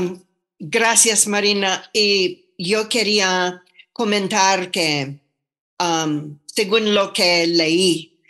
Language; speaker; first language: Spanish; non-native, fluent; English